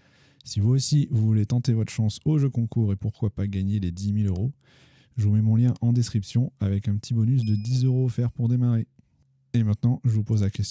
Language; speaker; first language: French; native; French